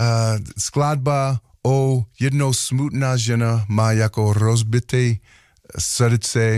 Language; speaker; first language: Slovak; non-native, learner; English